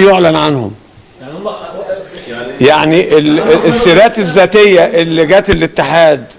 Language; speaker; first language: Arabic; native; Arabic